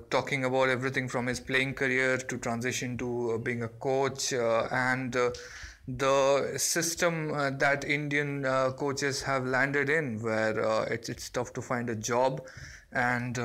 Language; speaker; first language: English; non-native, local second language; Bangla